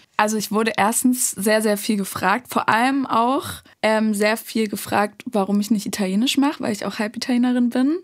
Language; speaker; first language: German; native; German